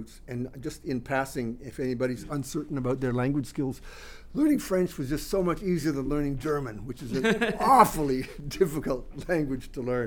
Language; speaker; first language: English; native; English